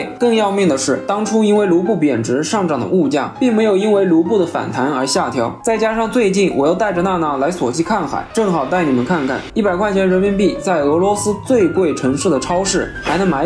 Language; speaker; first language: Chinese; native; Chinese